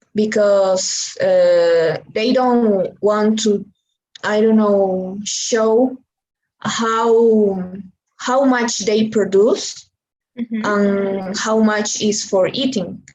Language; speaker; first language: English; non-native, learner; Spanish